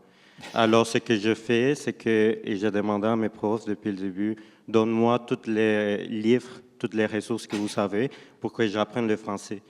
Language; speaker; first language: French; non-native, fluent; Spanish